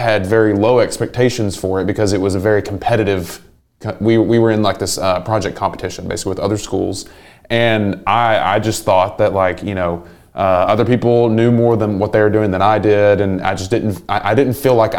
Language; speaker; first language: English; native; English